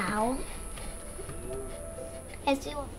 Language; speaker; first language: Hungarian; early bilingual, heritage; Hungarian